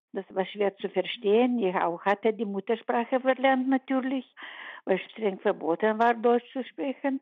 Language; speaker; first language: German; early bilingual, heritage; German